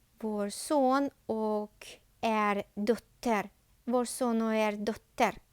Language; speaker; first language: Swedish; non-native, fluent; Ukrainian